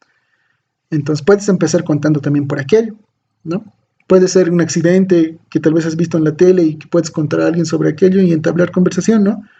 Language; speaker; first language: Spanish; native; Spanish